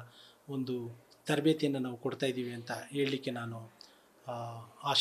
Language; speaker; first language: Kannada; native; Kannada